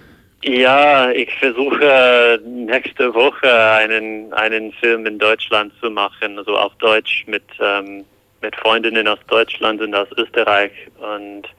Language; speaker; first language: German; non-native, fluent; English